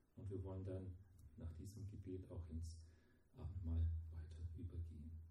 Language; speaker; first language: German; early bilingual, heritage; German